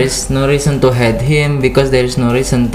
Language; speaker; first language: English; non-native, learner; Indonesian